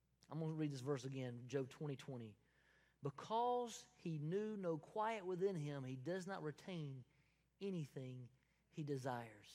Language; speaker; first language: English; native; English